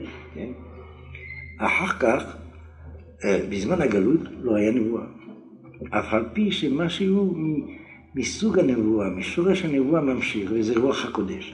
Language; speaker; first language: Hebrew; non-native, fluent; French